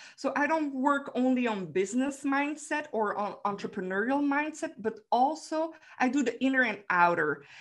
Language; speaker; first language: English; non-native, fluent; Dutch